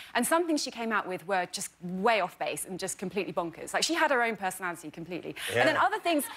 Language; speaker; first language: English; native; English